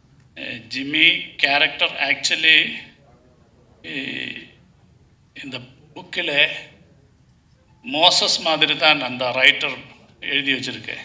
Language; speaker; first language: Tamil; non-native, learner; Malayalam